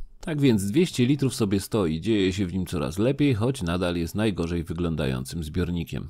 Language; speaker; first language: Polish; native; Polish